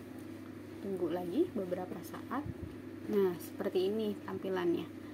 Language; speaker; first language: Indonesian; native; Indonesian